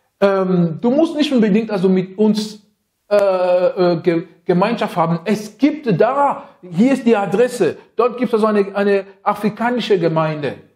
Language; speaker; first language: German; non-native, fluent; French